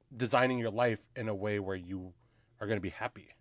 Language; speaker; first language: English; early bilingual, other home language; Filipino